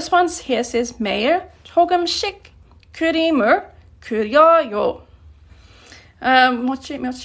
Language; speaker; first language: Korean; non-native, fluent; English